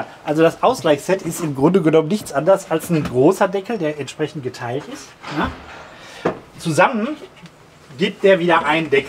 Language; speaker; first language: German; native; German